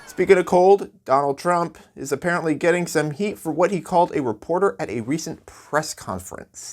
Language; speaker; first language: English; native; English